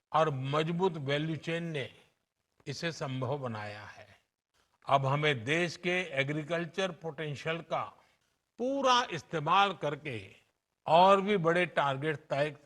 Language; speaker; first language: Hindi; non-native, local second language; Gujarati